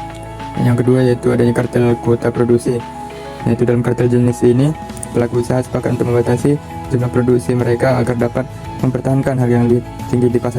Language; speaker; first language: Indonesian; native; Indonesian